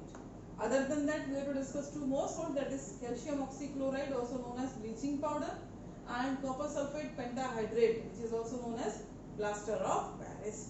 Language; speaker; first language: English; non-native, local second language; Hindi